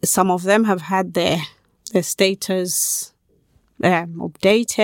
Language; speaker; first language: English; non-native, local second language; Krio